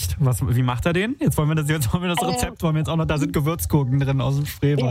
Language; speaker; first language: German; native; German